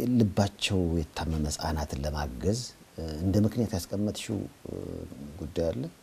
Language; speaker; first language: Amharic; native; Amharic